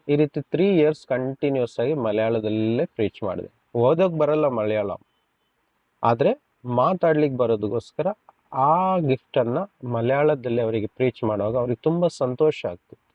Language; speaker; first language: Kannada; non-native, local second language; Konkani